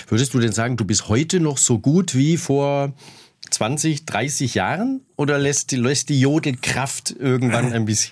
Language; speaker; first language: German; native; German